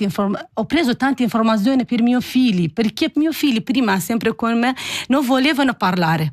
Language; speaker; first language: Italian; non-native, learner; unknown